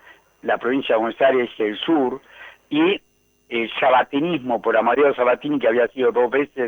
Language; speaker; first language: Spanish; native; Spanish